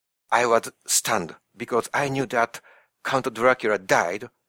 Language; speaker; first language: English; non-native, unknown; Japanese